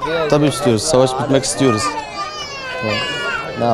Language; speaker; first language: Turkish; non-native, learner; Arabic